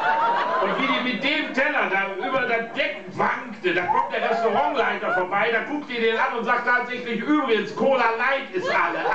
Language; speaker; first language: German; native; German